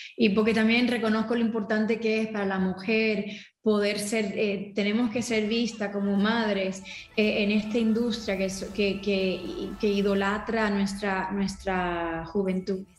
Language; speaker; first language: Spanish; early bilingual, heritage; Spanish